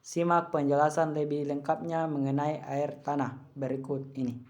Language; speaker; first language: Indonesian; native; Indonesian